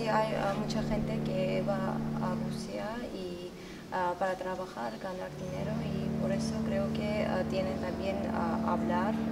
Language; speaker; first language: Spanish; non-native, fluent; Armenian